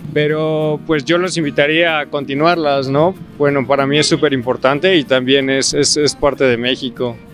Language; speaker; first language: Spanish; native; Spanish